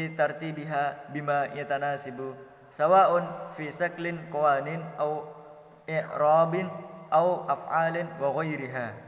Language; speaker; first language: Arabic; non-native, learner; Indonesian